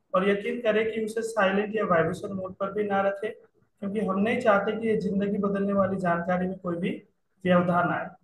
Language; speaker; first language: Hindi; non-native, local second language; Nepali